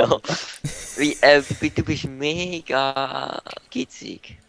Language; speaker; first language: German; native; German